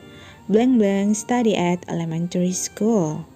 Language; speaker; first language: English; non-native, fluent; Indonesian